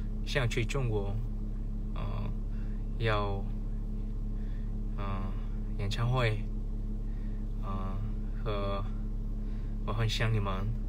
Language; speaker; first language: Chinese; non-native, learner; Korean